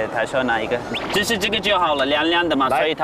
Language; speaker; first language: Chinese; non-native, fluent; Turkish